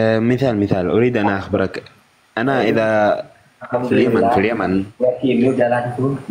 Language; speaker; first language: Arabic; native; Arabic